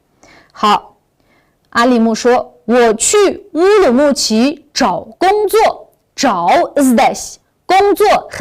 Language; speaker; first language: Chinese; non-native, local second language; Uyghur